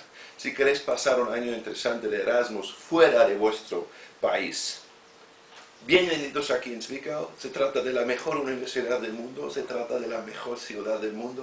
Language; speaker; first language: Spanish; non-native, fluent; German